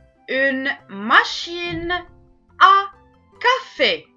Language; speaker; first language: French; non-native, local second language; Arabic